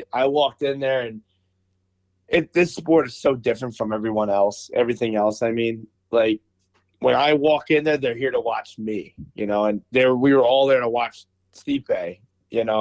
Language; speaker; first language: English; native; English